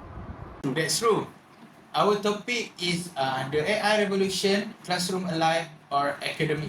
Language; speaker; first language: English; non-native, learner; Malay